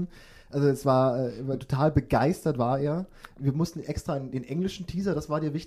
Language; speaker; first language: German; native; German